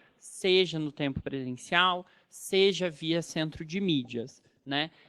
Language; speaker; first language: Portuguese; native; Portuguese